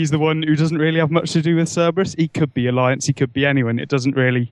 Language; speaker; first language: English; native; English